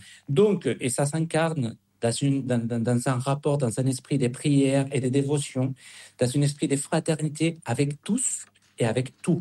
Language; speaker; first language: French; non-native, fluent; Spanish